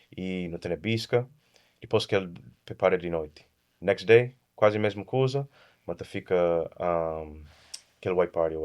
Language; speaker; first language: Portuguese; early bilingual, heritage; Kabuverdianu